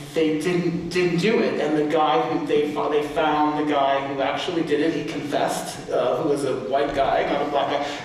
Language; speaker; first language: English; native; English